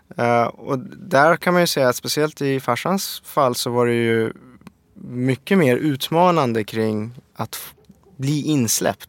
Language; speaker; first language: Swedish; early bilingual, other home language; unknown